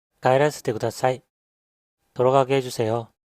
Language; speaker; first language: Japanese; non-native, fluent; Korean